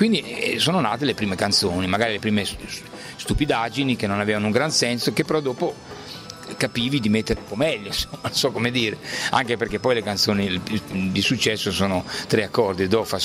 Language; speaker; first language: Italian; native; Italian